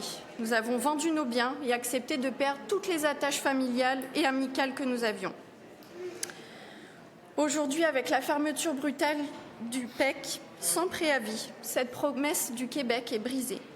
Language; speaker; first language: French; native; French